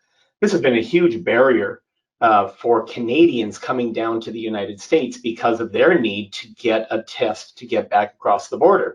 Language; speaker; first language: English; native; English